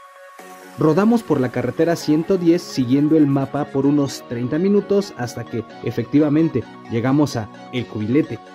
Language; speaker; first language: Spanish; native; Spanish